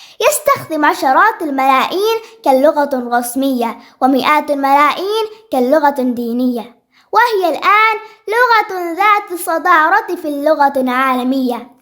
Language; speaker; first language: Arabic; non-native, learner; Malayalam